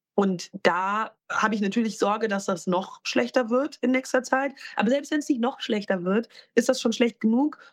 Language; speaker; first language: German; native; German